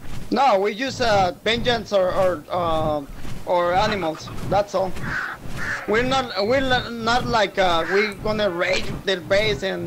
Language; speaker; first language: English; non-native, fluent; Spanish